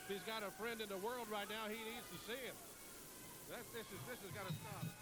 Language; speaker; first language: English; native; English